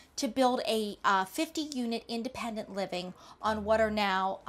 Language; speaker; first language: English; native; English